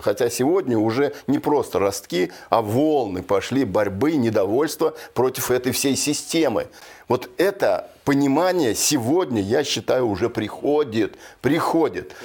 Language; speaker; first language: Russian; native; Russian